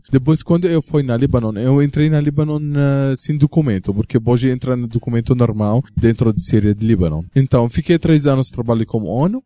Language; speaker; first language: Portuguese; non-native, learner; Arabic